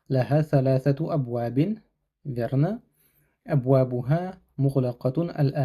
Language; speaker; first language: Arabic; non-native, fluent; Russian